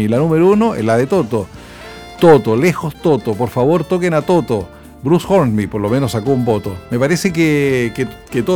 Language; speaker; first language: Spanish; native; Spanish